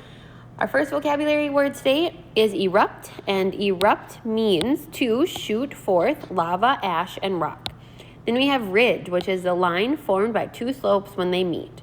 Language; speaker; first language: English; native; English